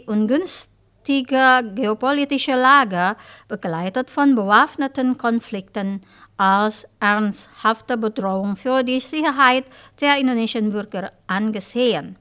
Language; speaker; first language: German; non-native, fluent; Indonesian